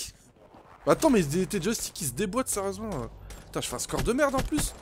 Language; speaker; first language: French; native; French